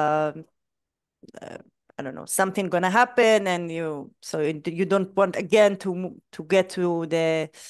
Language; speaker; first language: English; non-native, fluent; Hebrew